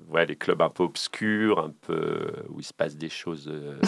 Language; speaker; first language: French; native; French